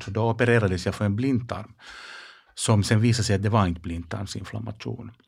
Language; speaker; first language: Swedish; non-native, local second language; Finnish